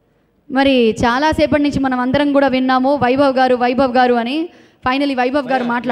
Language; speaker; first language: Telugu; native; Telugu